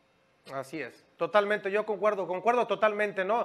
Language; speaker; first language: Spanish; native; Spanish